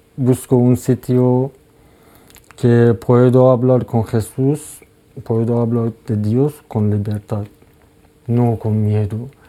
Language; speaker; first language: Spanish; non-native, learner; Persian